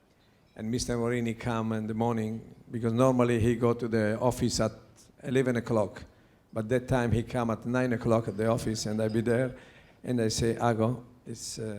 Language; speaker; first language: English; non-native, learner; Italian